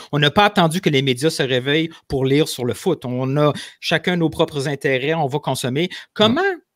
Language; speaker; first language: French; native; French